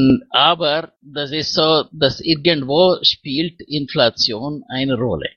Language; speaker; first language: German; non-native, fluent; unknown